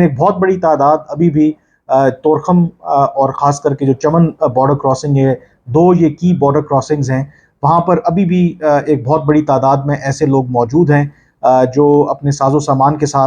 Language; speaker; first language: Urdu; native; Urdu